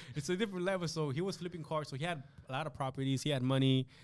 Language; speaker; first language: English; early bilingual, other home language; Spanish